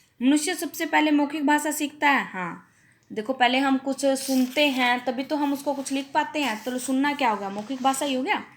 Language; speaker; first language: Hindi; native; Hindi